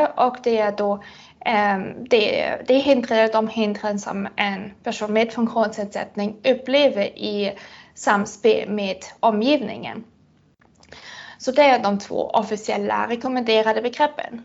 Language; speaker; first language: Swedish; non-native, fluent; German